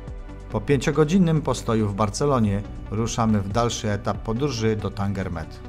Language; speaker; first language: Polish; native; Polish